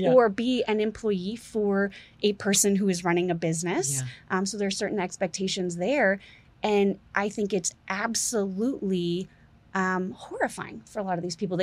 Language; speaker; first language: English; native; English